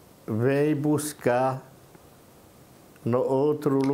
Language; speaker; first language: Portuguese; non-native, local second language; Yanomámi